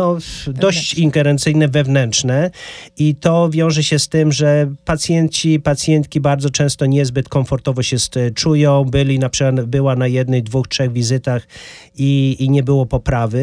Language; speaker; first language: Polish; native; Polish